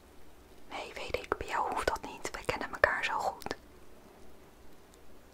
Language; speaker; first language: Dutch; native; Dutch